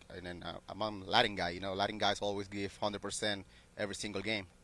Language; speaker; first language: English; non-native, learner; Spanish